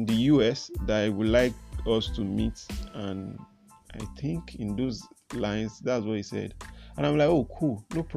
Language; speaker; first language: English; non-native, local second language; Yoruba